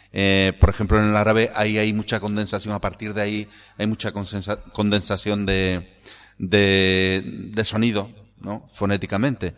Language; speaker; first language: Spanish; native; Spanish